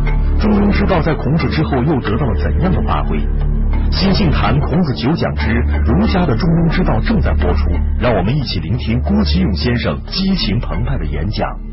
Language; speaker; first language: Chinese; native; Chinese